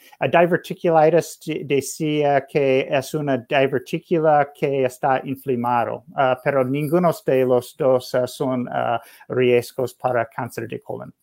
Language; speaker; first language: Spanish; non-native, learner; English